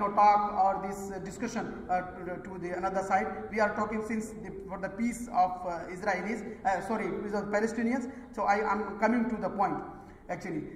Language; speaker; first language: English; non-native, local second language; Urdu